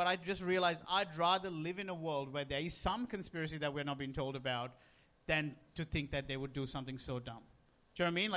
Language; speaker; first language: English; non-native, local second language; Sinhala